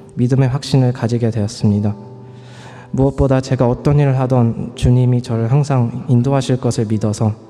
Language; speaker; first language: Korean; early bilingual, other home language; English